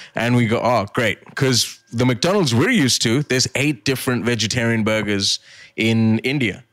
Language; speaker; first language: English; early bilingual, other home language; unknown